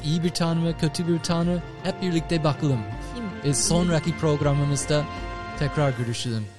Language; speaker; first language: Turkish; non-native, fluent; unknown